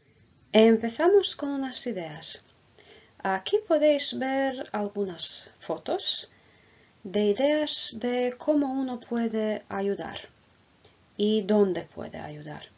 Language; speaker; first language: Spanish; non-native, fluent; Croatian